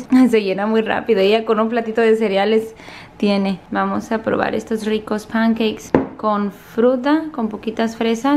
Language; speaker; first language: Spanish; native; Spanish